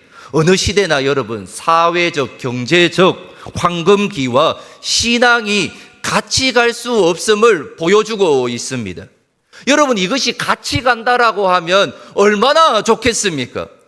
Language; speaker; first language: Korean; native; Korean